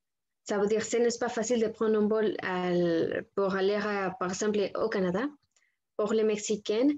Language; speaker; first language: French; non-native, learner; Spanish